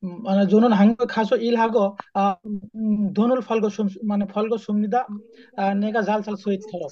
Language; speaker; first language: Korean; non-native, learner; Bangla